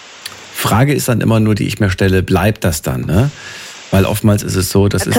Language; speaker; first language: German; native; German